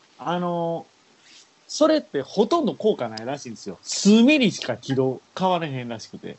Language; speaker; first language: Japanese; native; Japanese